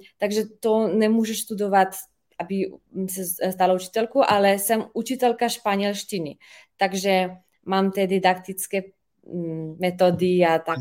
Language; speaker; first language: Czech; non-native, fluent; Slovenian